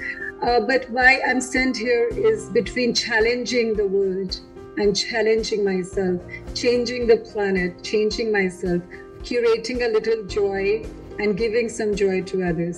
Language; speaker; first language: English; non-native, local second language; Hindi